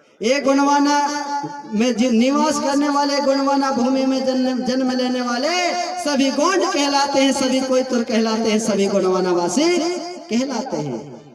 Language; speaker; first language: Hindi; native; Hindi